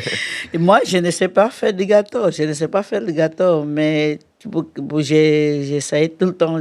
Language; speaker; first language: French; non-native, learner; Portuguese